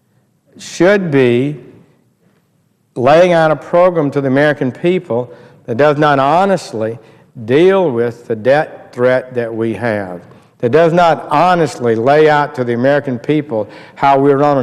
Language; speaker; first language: English; native; English